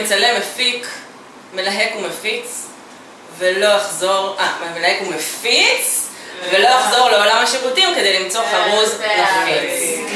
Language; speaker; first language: Hebrew; native; Hebrew